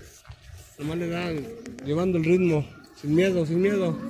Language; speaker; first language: Spanish; native; Spanish